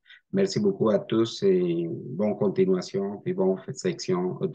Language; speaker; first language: French; non-native, fluent; Spanish